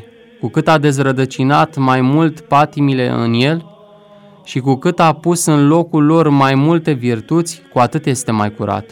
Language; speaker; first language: Romanian; native; Romanian